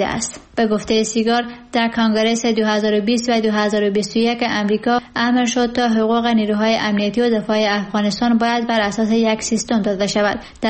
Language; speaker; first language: Persian; native; Persian